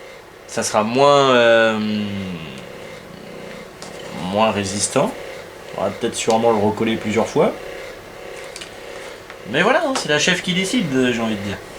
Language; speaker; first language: French; native; French